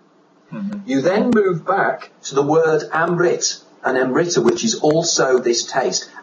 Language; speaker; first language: English; native; English